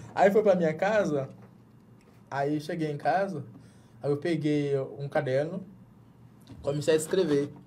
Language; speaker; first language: Portuguese; non-native, fluent; English